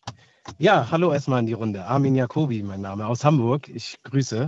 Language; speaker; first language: German; native; German